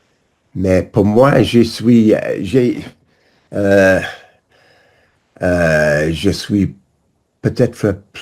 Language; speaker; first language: French; non-native, learner; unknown